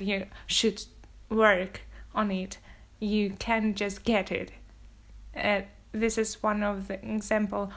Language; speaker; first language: English; non-native, fluent; Russian